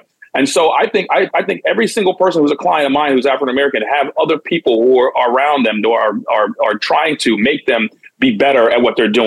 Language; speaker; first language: English; native; English